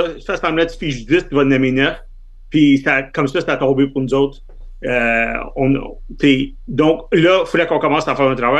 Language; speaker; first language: French; native; French